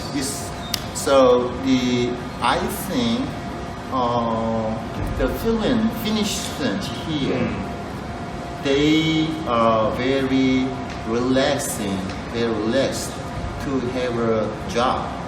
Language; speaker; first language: English; non-native, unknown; Korean